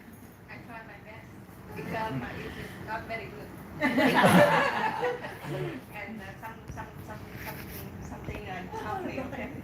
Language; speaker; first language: English; non-native, learner; Vietnamese